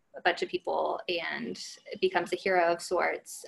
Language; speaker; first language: English; native; English